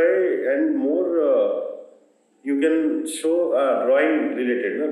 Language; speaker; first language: English; non-native, local second language; Telugu